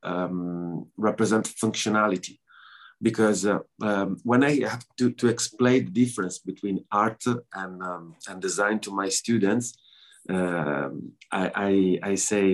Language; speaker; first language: English; non-native, learner; Italian